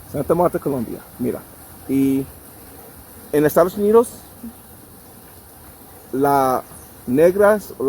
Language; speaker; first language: Spanish; non-native, learner; English